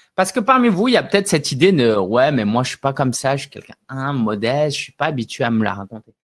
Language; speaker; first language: French; native; French